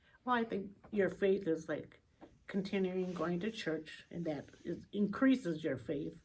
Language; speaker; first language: English; native; English